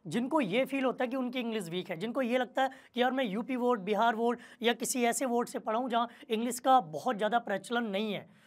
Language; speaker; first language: Hindi; native; Hindi